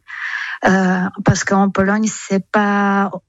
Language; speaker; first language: French; non-native, fluent; Polish